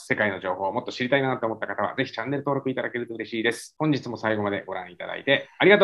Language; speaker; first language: Japanese; native; Japanese